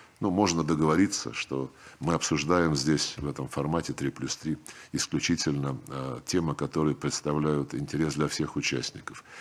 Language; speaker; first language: Russian; native; Russian